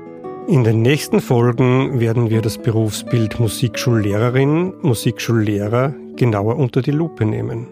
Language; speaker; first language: German; native; German